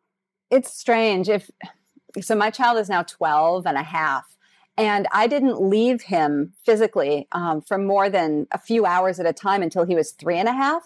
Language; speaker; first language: English; native; English